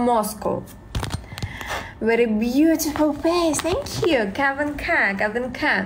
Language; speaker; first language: English; non-native, learner; Russian